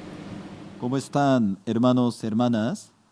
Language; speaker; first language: Spanish; non-native, fluent; Korean